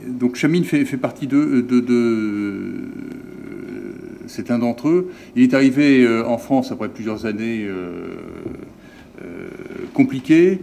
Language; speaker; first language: French; native; French